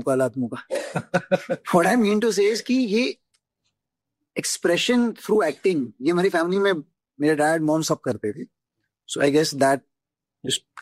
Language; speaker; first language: Hindi; native; Hindi